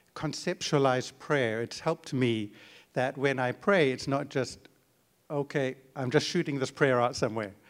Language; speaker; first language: English; native; English